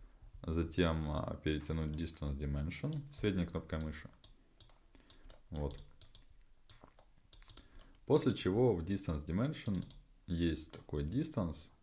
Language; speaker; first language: Russian; native; Russian